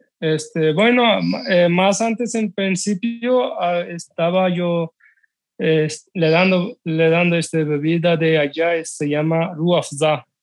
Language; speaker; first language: Spanish; non-native, learner; Urdu